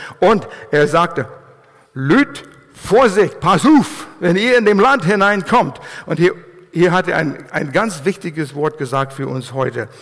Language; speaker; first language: German; non-native, fluent; English